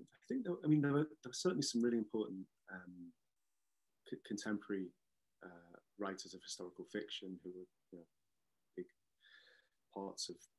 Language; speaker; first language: English; native; English